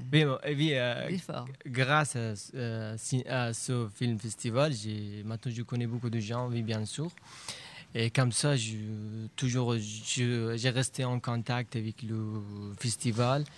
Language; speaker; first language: French; non-native, learner; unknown